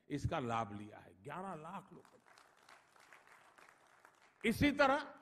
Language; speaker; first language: Hindi; non-native, local second language; Gujarati